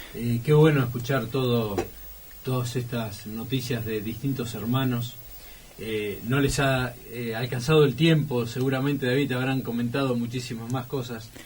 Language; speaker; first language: Spanish; native; Spanish